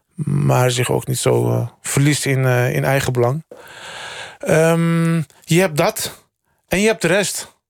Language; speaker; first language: Dutch; early bilingual, other home language; Turkish